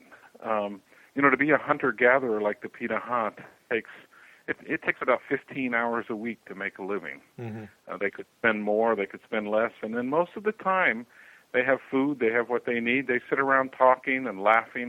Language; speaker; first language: English; native; English